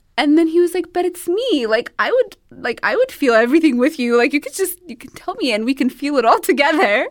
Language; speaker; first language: English; non-native, local second language; Amharic